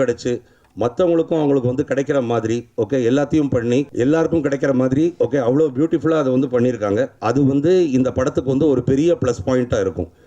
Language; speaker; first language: Tamil; native; Tamil